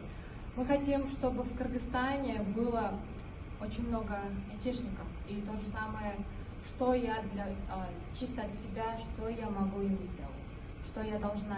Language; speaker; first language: Russian; non-native, local second language; Kyrgyz